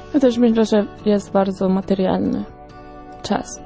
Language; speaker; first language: Polish; early bilingual, heritage; Spanish